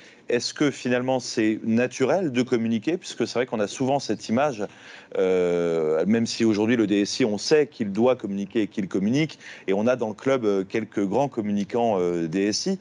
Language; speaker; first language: French; native; French